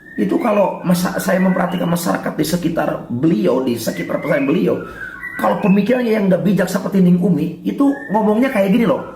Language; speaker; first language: Indonesian; non-native, local second language; Sundanese